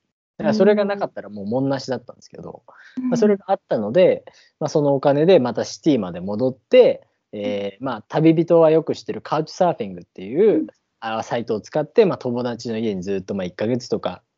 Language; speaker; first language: Japanese; native; Japanese